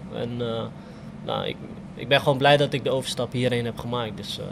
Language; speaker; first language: Dutch; native; Dutch